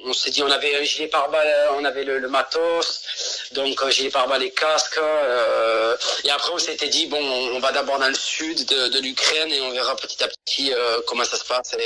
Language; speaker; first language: French; native; French